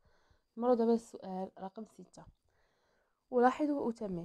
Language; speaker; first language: Arabic; native; Arabic